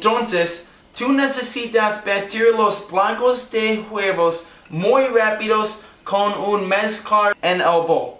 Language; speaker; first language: Spanish; non-native, learner; English